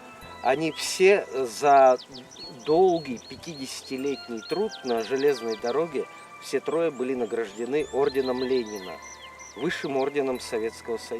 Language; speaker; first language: Russian; native; Russian